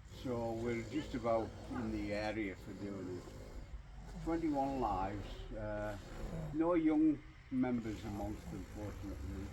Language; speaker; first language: English; native; English